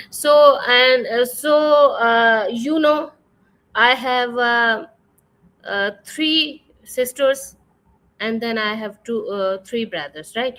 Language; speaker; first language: English; non-native, fluent; Urdu